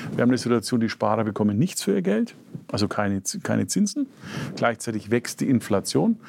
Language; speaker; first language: German; native; German